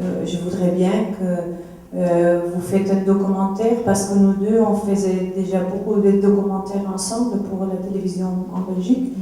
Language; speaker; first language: French; non-native, local second language; Dutch